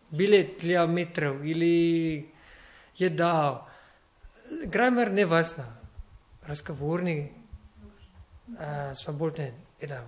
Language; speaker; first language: Russian; non-native, learner; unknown